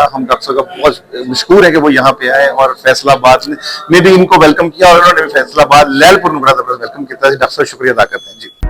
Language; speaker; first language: Urdu; non-native, local second language; Punjabi